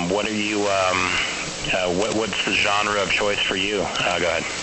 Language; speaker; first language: English; native; English